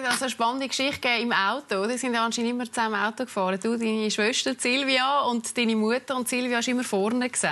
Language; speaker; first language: German; native; German